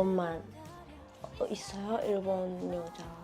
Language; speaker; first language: Korean; non-native, learner; Japanese